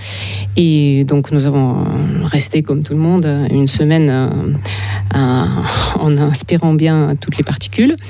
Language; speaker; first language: French; non-native, fluent; Russian